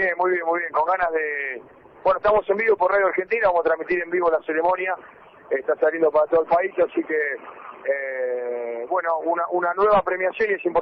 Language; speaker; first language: Spanish; native; Spanish